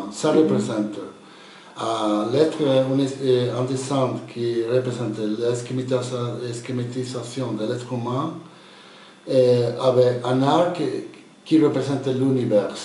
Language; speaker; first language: French; non-native, fluent; Spanish